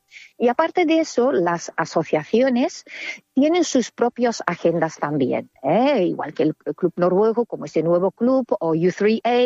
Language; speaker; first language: Spanish; non-native, fluent; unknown